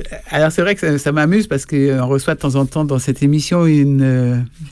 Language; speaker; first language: French; native; French